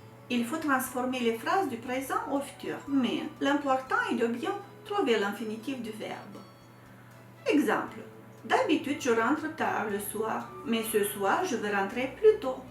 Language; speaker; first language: French; non-native, fluent; Romanian